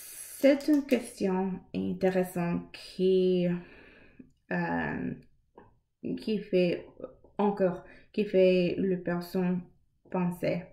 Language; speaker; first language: French; non-native, learner; English